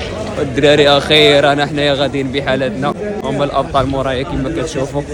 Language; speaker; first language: Arabic; native; Arabic